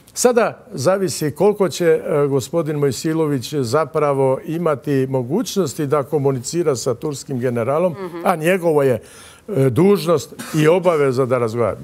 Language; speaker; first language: Bosnian; non-native, local second language; Albanian